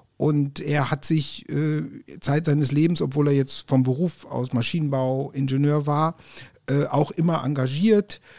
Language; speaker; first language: German; native; German